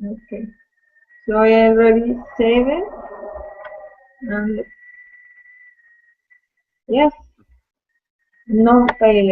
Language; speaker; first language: English; non-native, learner; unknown